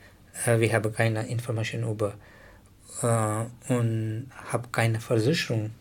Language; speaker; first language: German; non-native, learner; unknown